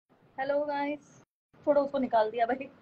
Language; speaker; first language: Hindi; native; Hindi